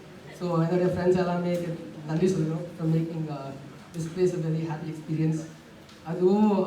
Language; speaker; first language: Tamil; early bilingual, heritage; Tamil